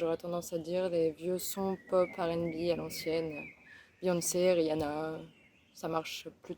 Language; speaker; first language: French; native; French